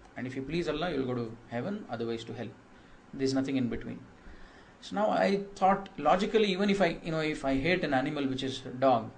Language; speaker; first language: English; non-native, local second language; Kannada